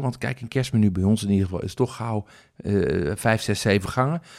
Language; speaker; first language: Dutch; native; Dutch